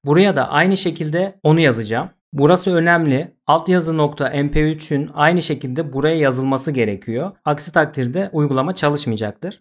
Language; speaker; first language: Turkish; native; Turkish